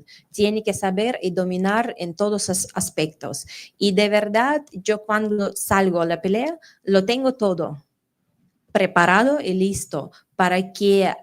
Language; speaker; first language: Spanish; non-native, fluent; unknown